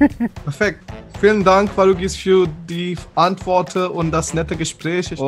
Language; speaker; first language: German; non-native, fluent; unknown